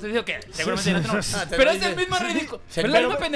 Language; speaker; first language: Spanish; native; Spanish